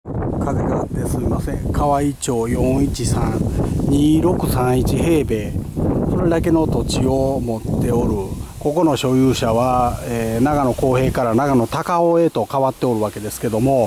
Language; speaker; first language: Japanese; native; Japanese